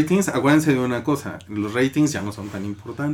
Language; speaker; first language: Spanish; native; Spanish